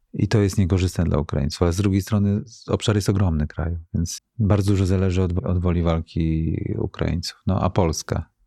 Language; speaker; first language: Polish; native; Polish